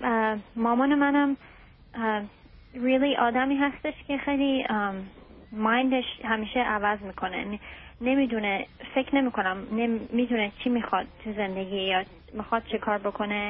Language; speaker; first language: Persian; early bilingual, heritage; Persian